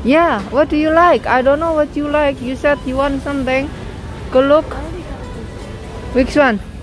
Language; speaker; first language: English; non-native, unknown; Indonesian